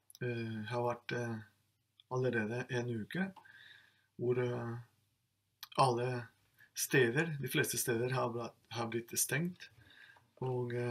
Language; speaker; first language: Norwegian; non-native, fluent; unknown